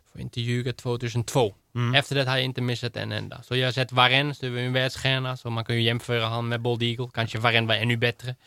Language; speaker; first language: Swedish; non-native, fluent; Dutch